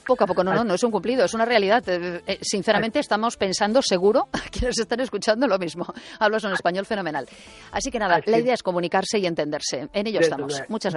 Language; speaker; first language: Spanish; native; Spanish